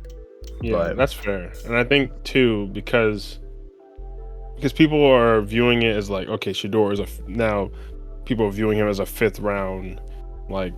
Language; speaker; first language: English; native; English